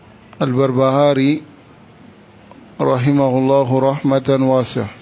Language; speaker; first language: Arabic; non-native, fluent; French